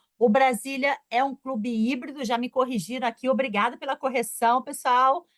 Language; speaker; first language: Portuguese; native; Portuguese